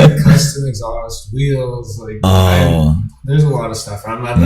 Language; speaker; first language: English; native; English